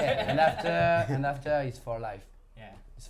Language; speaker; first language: English; non-native, learner; French